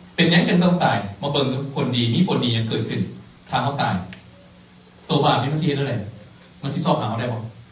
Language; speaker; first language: Thai; non-native, local second language; Lao